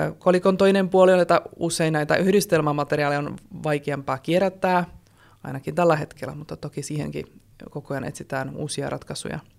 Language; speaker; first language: Finnish; non-native, fluent; Czech